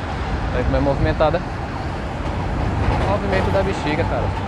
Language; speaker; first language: Portuguese; native; Portuguese